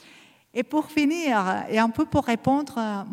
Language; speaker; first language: French; non-native, learner; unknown